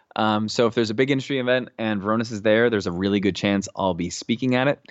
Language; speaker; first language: English; native; English